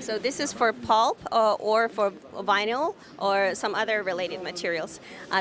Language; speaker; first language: English; non-native, fluent; Korean